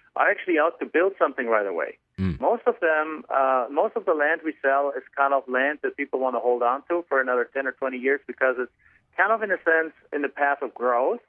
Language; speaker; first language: English; non-native, fluent; German